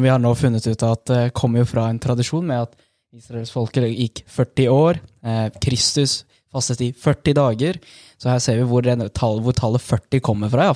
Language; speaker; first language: Norwegian; native; Norwegian